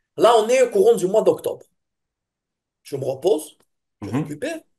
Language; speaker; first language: French; non-native, local second language; Arabic